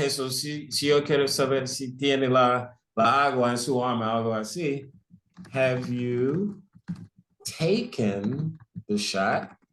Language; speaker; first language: Spanish; non-native, fluent; English